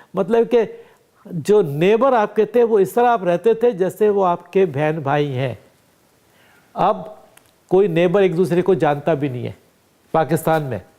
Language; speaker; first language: Urdu; native; Urdu